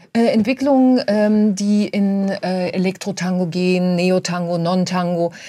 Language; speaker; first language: German; native; German